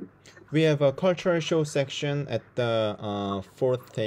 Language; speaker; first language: English; non-native, fluent; Korean